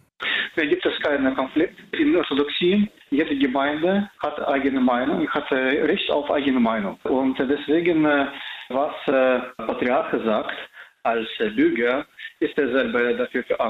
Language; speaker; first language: German; non-native, fluent; Russian